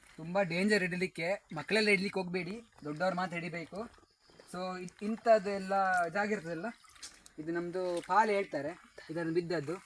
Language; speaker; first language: Kannada; non-native, local second language; Konkani